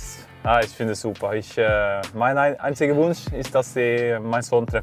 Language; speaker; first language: German; non-native, fluent; Norwegian